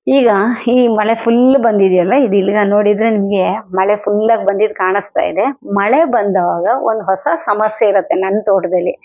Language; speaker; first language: Kannada; non-native, local second language; Telugu